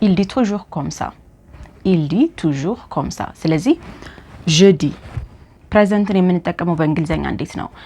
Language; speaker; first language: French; non-native, fluent; Amharic